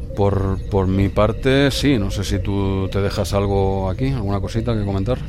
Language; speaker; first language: Spanish; native; Spanish